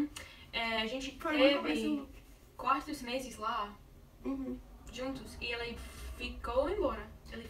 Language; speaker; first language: Portuguese; non-native, learner; English